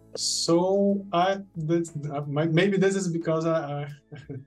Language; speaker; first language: English; non-native, fluent; Portuguese